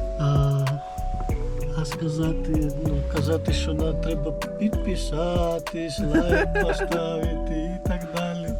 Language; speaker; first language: Ukrainian; non-native, learner; Georgian